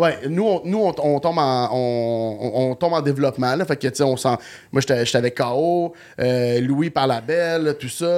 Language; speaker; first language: French; native; French